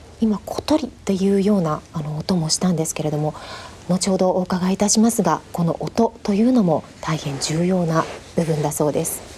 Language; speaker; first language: Japanese; native; Japanese